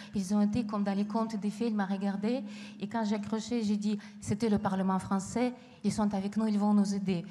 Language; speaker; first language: French; non-native, fluent; Ukrainian